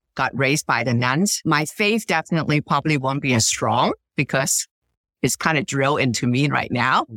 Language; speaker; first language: English; early bilingual, other home language; Cantonese